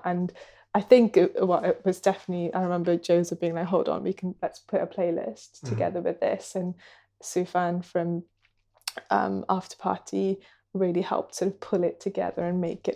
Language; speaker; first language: English; non-native, local second language; Hindi